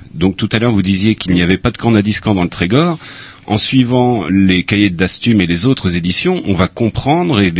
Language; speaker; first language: French; native; French